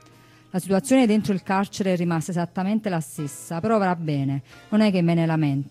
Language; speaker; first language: Italian; native; Italian